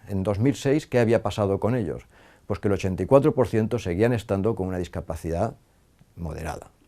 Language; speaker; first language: Spanish; native; Spanish